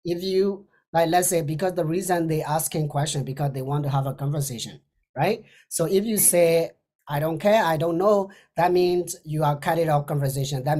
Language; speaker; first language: English; non-native, fluent; Burmese